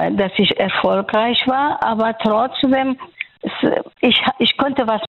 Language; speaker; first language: German; non-native, fluent; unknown